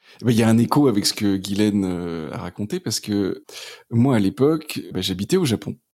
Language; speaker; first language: French; native; French